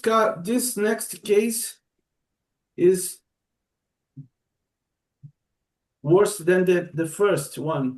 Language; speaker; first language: English; non-native, learner; Portuguese